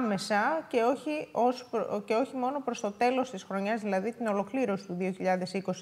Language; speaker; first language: Greek; native; Greek